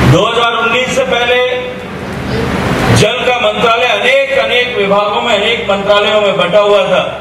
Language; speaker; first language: Hindi; native; Hindi